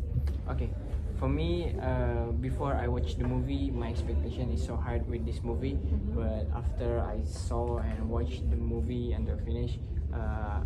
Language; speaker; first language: English; non-native, local second language; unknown